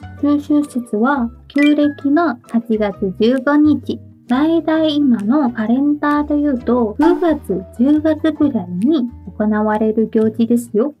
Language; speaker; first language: Japanese; non-native, fluent; Chinese